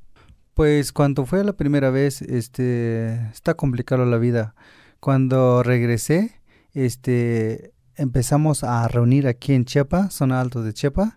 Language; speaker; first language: Spanish; non-native, local second language; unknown